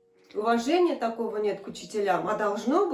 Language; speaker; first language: Russian; native; Russian